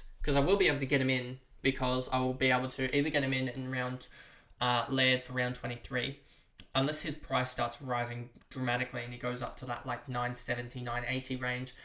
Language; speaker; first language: English; native; English